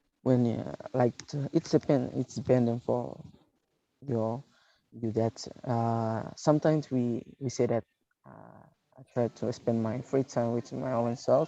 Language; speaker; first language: English; non-native, learner; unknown